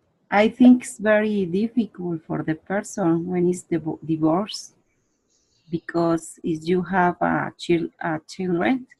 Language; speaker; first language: English; non-native, learner; Spanish